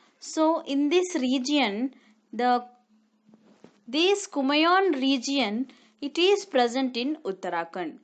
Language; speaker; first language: English; non-native, local second language; Telugu